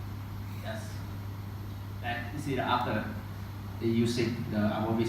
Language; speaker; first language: English; non-native, learner; Vietnamese